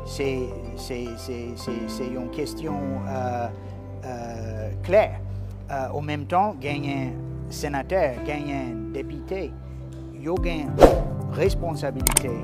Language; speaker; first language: Haitian Creole; non-native, fluent; English